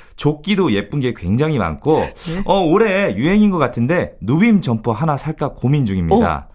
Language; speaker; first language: Korean; native; Korean